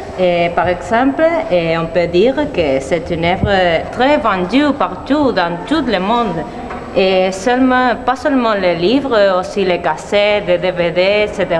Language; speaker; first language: French; non-native, learner; Spanish